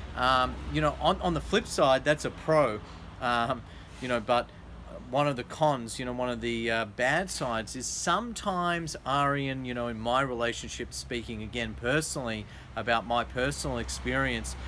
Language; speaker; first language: English; native; English